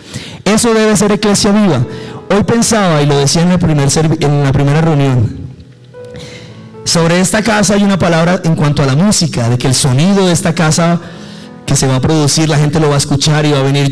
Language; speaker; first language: Spanish; native; Spanish